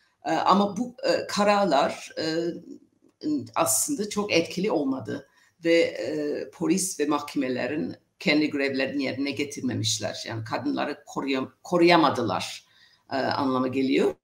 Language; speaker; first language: Turkish; non-native, fluent; English